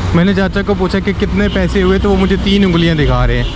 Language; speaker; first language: Hindi; native; Hindi